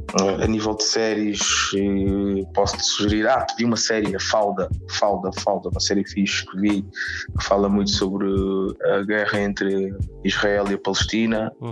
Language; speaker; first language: Portuguese; native; Portuguese